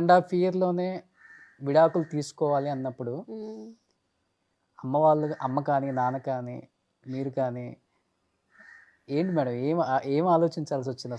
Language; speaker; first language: Telugu; native; Telugu